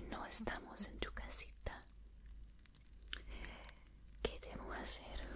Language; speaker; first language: Spanish; non-native, learner; English